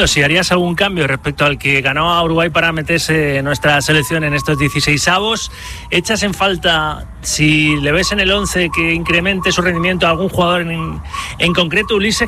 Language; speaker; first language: Spanish; native; Spanish